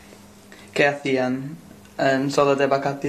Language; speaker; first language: Spanish; non-native, learner; English